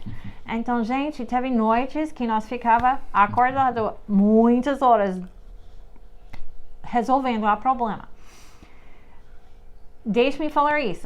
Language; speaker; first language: Portuguese; non-native, fluent; English